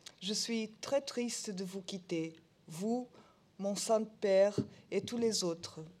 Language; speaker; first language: French; non-native, learner; Portuguese